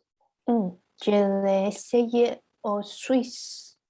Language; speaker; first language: French; non-native, learner; Chinese